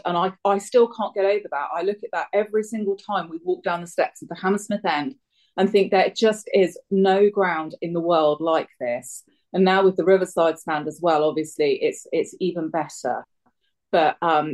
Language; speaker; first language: English; native; English